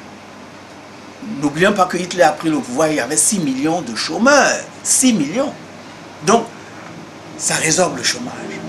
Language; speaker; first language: French; non-native, local second language; Duala